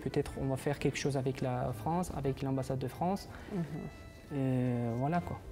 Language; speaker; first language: French; non-native, fluent; Uzbek